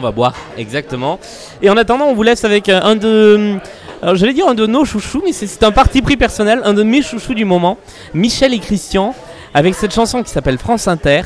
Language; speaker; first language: French; native; French